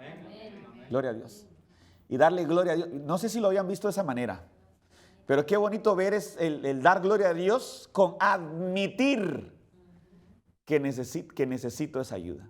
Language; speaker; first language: Spanish; native; Spanish